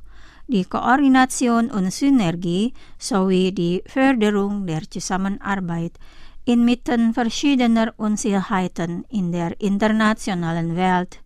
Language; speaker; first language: German; non-native, fluent; Indonesian